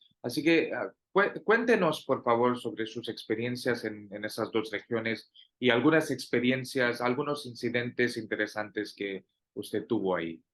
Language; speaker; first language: Spanish; non-native, fluent; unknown